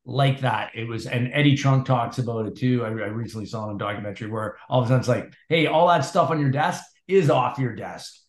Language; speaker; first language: English; native; English